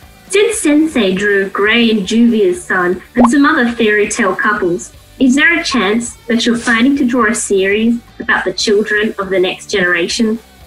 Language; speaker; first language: English; native; English